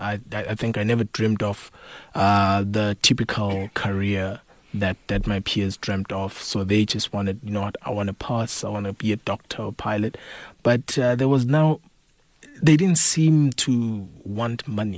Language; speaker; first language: English; non-native, local second language; North Ndebele